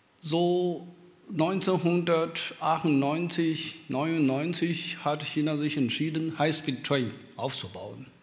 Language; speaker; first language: German; non-native, fluent; Chinese